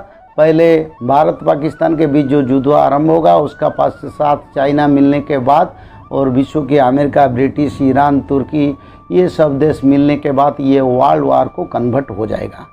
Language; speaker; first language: Hindi; non-native, local second language; Odia